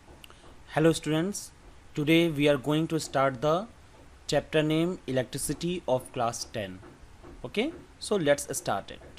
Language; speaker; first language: English; non-native, local second language; Hindi